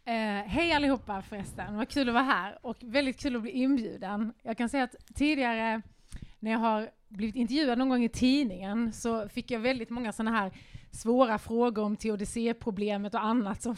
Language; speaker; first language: Swedish; native; Swedish